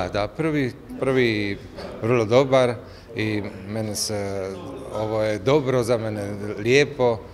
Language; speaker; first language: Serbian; non-native, learner; Slovak